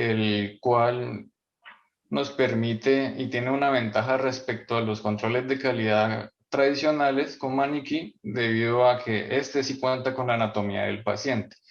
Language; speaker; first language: Spanish; native; Spanish